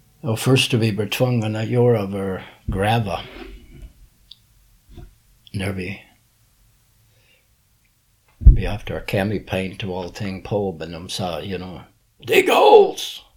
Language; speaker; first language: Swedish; early bilingual, heritage; English